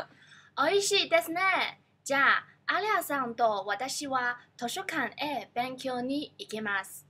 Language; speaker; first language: Japanese; non-native, learner; Cantonese